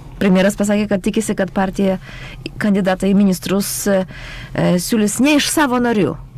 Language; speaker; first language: Lithuanian; non-native, local second language; Polish